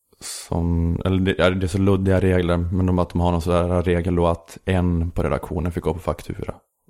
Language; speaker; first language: Swedish; native; Swedish